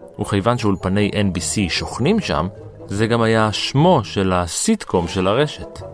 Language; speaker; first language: Hebrew; native; Hebrew